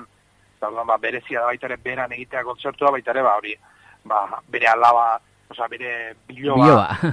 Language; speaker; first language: Basque; native; Basque